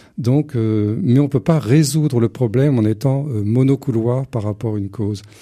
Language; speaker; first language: French; native; French